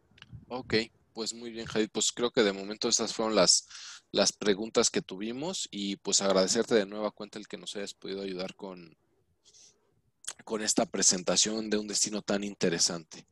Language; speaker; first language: Spanish; native; Spanish